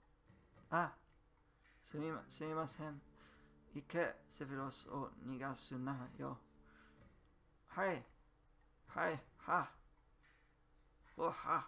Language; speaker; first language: Japanese; non-native, learner; English